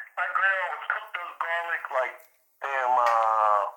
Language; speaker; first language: English; early bilingual, other home language; Italian